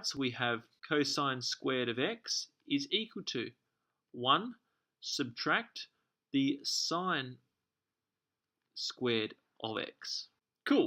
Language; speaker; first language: English; native; English